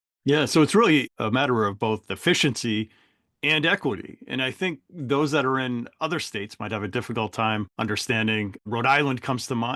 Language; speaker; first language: English; native; English